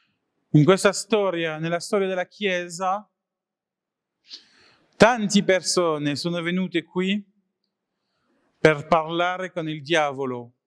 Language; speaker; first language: Italian; non-native, learner; French